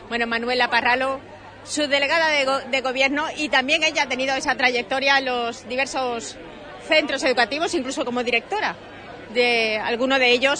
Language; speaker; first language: Spanish; native; Spanish